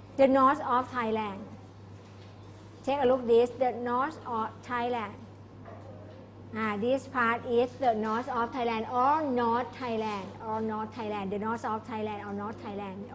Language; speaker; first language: English; non-native, local second language; Thai